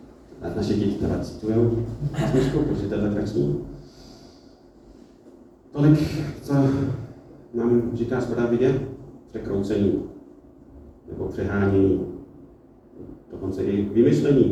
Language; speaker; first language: Czech; non-native, fluent; English